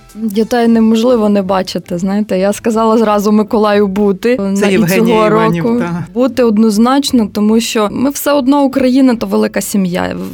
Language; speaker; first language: Ukrainian; native; Ukrainian